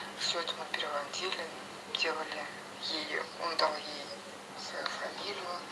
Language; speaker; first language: Russian; native; Russian